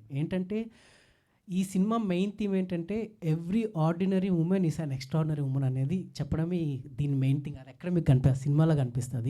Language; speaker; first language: Telugu; native; Telugu